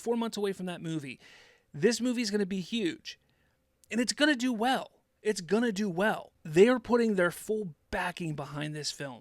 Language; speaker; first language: English; native; English